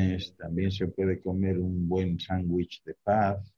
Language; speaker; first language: Spanish; native; Spanish